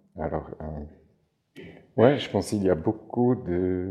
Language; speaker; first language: French; non-native, local second language; German